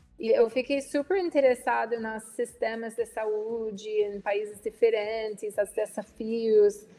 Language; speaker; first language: Portuguese; non-native, fluent; English